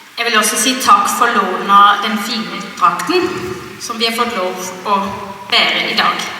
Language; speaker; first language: Norwegian; native; Norwegian